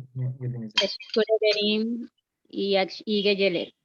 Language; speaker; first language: Turkish; non-native, learner; Spanish